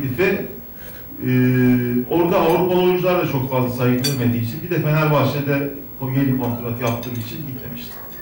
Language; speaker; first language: Turkish; native; Turkish